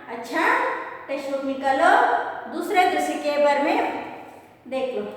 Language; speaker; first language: Hindi; non-native, local second language; Kannada